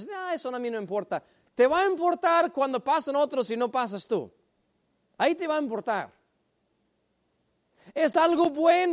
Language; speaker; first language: Spanish; native; Spanish